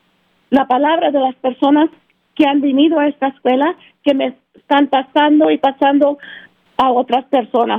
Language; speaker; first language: Spanish; early bilingual, heritage; Spanish